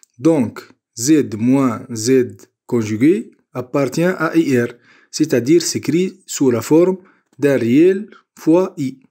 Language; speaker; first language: French; non-native, local second language; Arabic